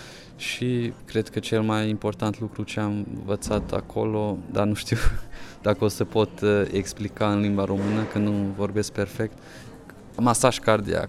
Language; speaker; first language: Romanian; non-native, local second language; Hungarian